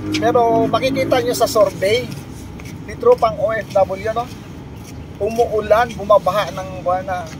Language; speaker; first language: Filipino; native; Filipino